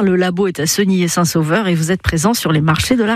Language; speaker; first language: French; native; French